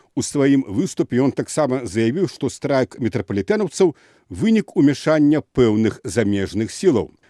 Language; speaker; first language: Belarusian; native; Belarusian